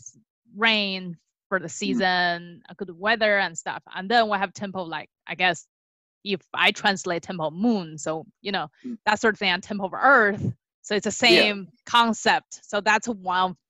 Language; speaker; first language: English; non-native, fluent; Chinese